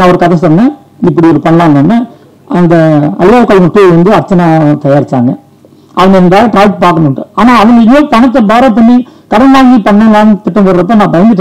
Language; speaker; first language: Tamil; native; Tamil